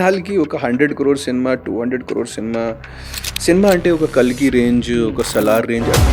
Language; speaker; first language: Telugu; non-native, fluent; Hindi